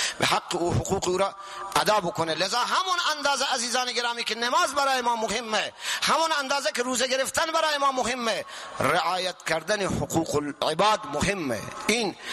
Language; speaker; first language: Persian; non-native, local second language; Baluchi